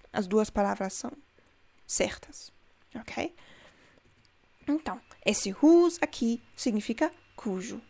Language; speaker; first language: Portuguese; non-native, fluent; German